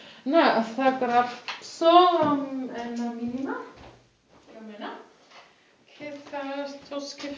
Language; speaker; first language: Greek; non-native, learner; German